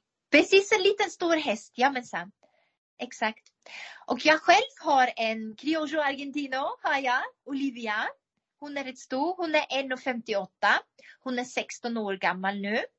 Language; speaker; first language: Swedish; non-native, fluent; German